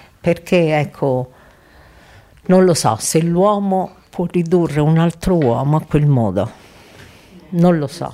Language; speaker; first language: Italian; native; Italian